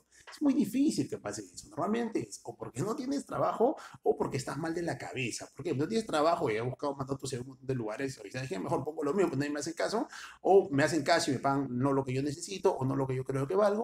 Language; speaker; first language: Spanish; native; Spanish